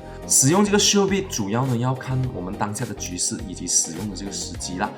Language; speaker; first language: Chinese; native; Chinese